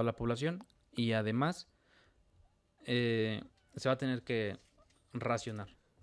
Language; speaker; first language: Spanish; native; Spanish